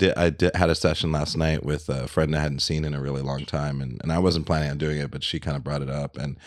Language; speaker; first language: English; early bilingual, other home language; French